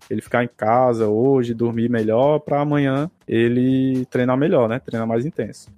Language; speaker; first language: Portuguese; native; Portuguese